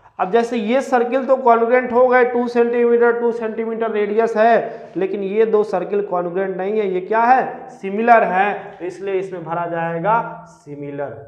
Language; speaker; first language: Hindi; native; Hindi